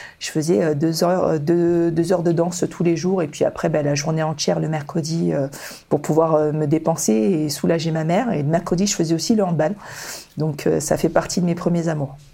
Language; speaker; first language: French; early bilingual, other home language; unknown